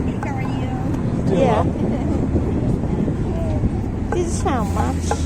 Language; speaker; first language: English; non-native, learner; Thai